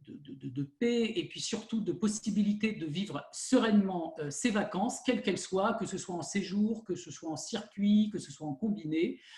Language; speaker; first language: French; native; French